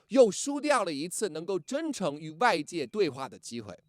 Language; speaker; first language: Chinese; non-native, fluent; English